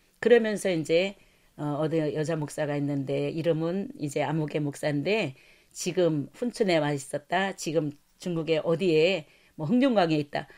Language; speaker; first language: Korean; native; Korean